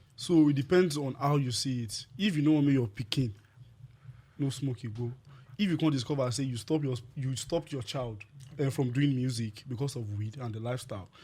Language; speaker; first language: Nigerian Pidgin; native; Nigerian Pidgin